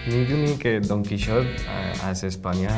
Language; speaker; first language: Persian; non-native, learner; Spanish